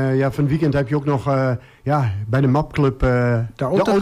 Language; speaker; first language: Dutch; native; Dutch